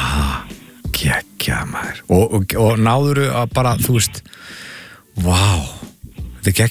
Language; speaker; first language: Icelandic; native; Icelandic